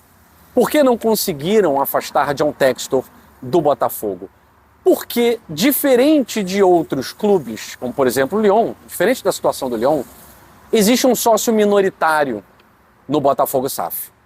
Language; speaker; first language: Portuguese; native; Portuguese